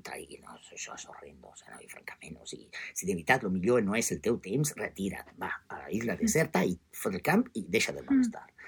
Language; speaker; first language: Catalan; non-native, fluent; Italian